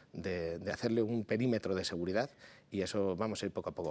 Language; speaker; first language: Spanish; native; Spanish